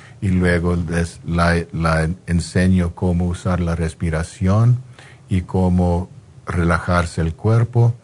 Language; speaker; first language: Spanish; non-native, fluent; English